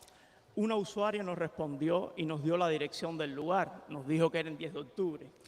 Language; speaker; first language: Spanish; native; Spanish